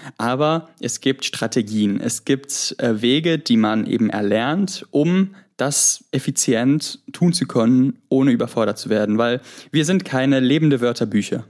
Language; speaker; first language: German; early bilingual, other home language; Greek